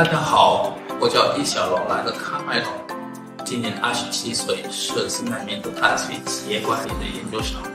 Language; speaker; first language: Chinese; non-native, fluent; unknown